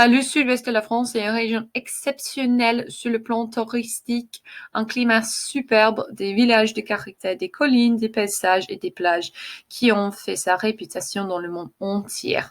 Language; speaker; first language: French; non-native, fluent; English